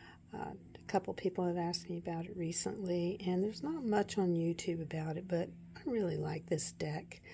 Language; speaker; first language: English; native; English